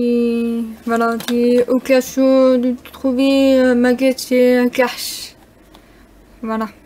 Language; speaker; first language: French; non-native, learner; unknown